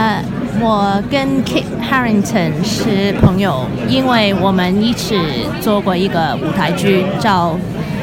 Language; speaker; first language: Chinese; non-native, local second language; Cantonese